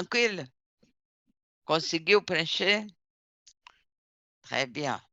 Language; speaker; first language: French; non-native, fluent; Portuguese